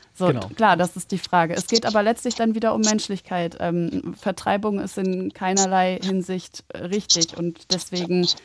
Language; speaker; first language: German; native; German